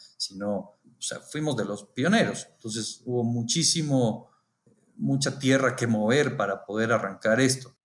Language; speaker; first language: Spanish; native; Spanish